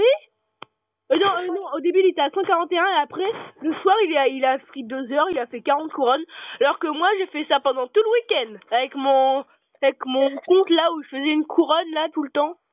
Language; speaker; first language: French; native; French